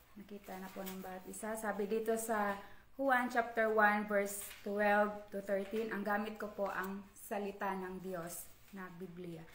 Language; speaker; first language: Filipino; non-native, local second language; Cebuano